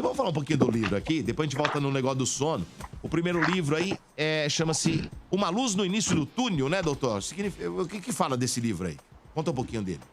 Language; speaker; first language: Portuguese; native; Portuguese